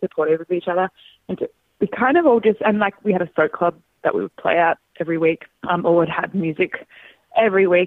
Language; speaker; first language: English; native; English